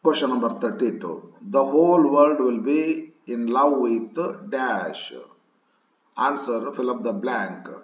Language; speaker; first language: English; non-native, local second language; Kannada